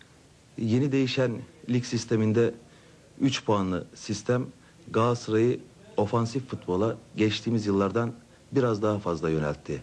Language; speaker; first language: Turkish; native; Turkish